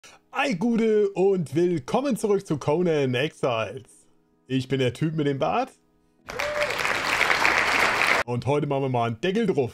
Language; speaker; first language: German; native; German